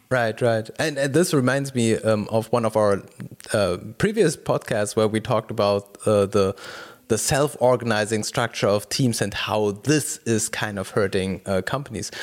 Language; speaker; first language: English; non-native, fluent; German